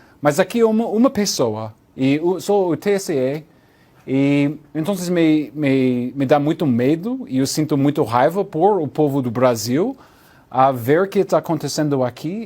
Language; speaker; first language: Portuguese; non-native, learner; English